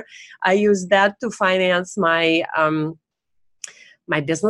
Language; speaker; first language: English; non-native, fluent; Russian